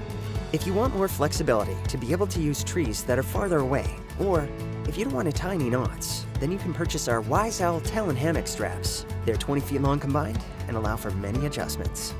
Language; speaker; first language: English; native; English